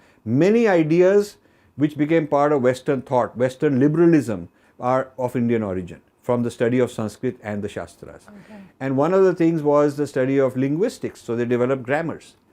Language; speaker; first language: English; non-native, local second language; Hindi